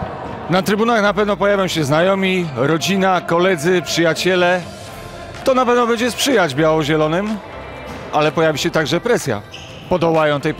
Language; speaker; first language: Polish; native; Polish